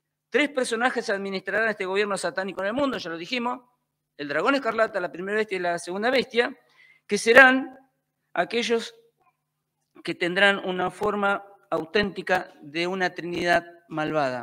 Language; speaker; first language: Spanish; native; Spanish